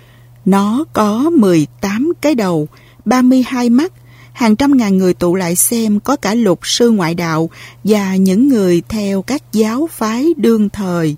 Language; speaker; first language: Vietnamese; native; Vietnamese